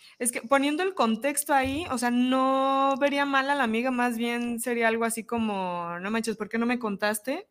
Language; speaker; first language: Spanish; native; Spanish